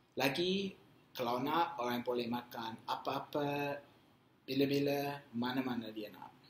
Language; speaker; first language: Malay; non-native, learner; English